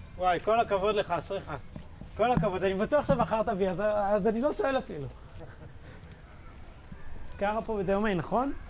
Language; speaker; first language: Hebrew; early bilingual, other home language; Amharic